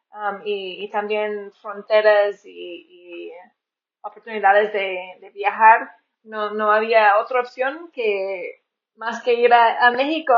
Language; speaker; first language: Spanish; non-native, fluent; English